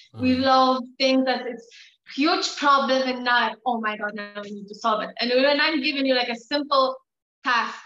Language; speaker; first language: English; non-native, fluent; Polish